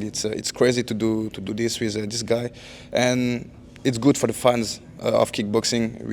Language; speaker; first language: English; non-native, learner; French